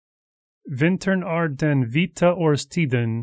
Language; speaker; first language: Swedish; non-native, learner; English